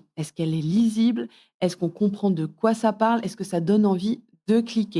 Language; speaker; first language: French; native; French